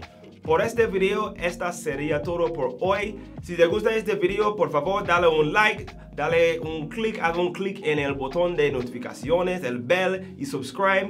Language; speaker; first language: Spanish; non-native, learner; English